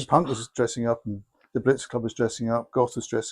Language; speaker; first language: English; native; English